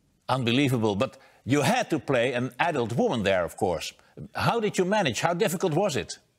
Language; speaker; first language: English; non-native, fluent; Dutch